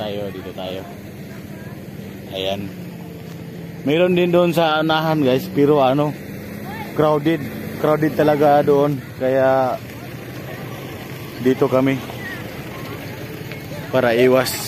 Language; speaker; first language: Filipino; early bilingual, heritage; Filipino